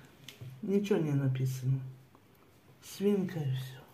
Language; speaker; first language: Russian; native; Russian